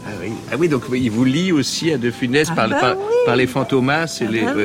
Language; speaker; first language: French; native; French